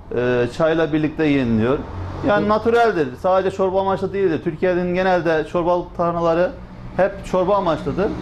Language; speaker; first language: Turkish; native; Turkish